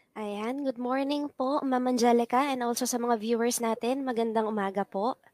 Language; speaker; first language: Filipino; non-native, local second language; Pampanga